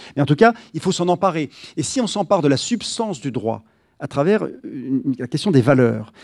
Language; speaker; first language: French; native; French